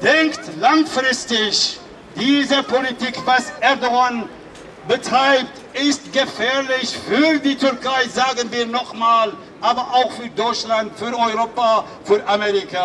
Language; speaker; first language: German; non-native, fluent; Kurdish